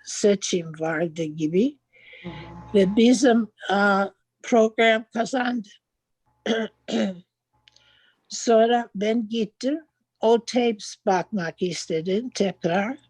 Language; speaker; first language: Turkish; non-native, learner; English